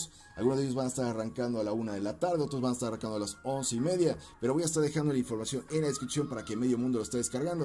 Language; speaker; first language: Spanish; native; Spanish